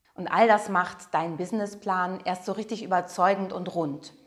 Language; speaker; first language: German; native; German